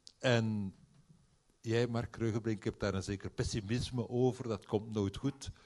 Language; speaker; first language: Dutch; native; Dutch